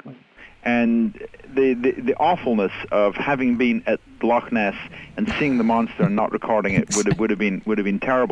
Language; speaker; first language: English; native; English